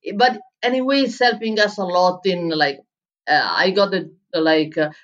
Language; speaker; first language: English; non-native, fluent; Italian